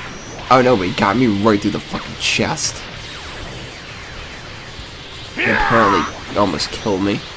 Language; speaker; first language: English; native; English